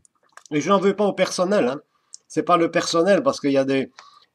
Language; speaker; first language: French; native; French